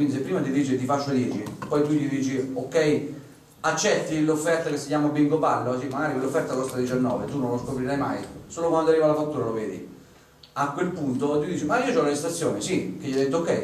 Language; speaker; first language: Italian; native; Italian